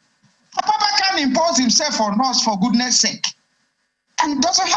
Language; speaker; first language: English; non-native, local second language; Igbo